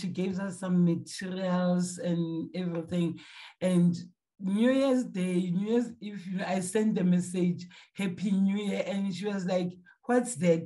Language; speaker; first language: English; non-native, local second language; Tsonga